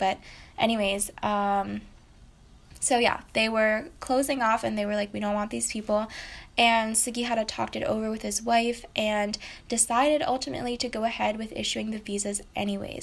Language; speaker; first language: English; native; English